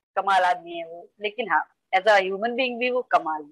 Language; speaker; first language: Hindi; native; Hindi